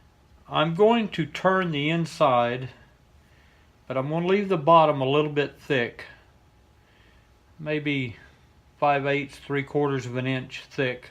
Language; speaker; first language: English; native; English